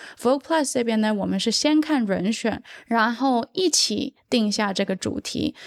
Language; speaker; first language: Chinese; early bilingual, heritage; Chinese